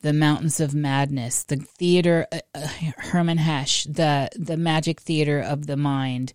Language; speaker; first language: English; native; English